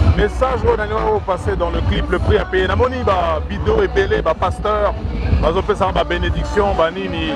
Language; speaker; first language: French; early bilingual, other home language; Lingala